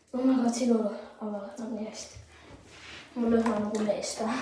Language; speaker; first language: Estonian; early bilingual, heritage; Estonian